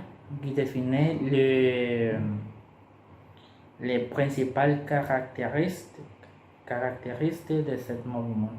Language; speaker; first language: French; non-native, learner; Spanish